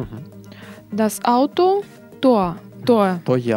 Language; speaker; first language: German; non-native, learner; Russian